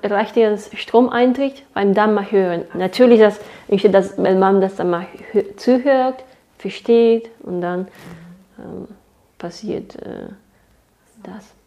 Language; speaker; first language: German; non-native, fluent; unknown